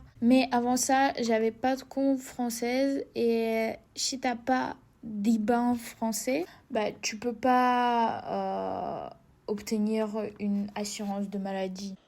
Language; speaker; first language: French; non-native, fluent; Russian